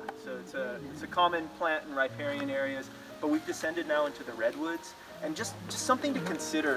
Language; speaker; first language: English; native; English